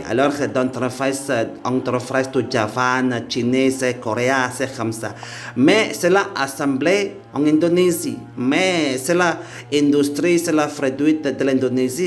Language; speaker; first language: French; non-native, learner; Indonesian